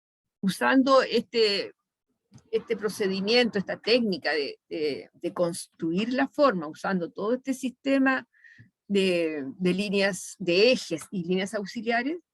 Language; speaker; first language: Spanish; native; Spanish